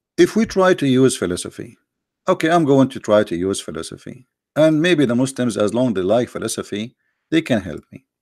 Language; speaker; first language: English; non-native, fluent; Arabic